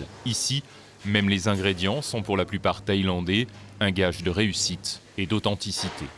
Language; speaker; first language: French; native; French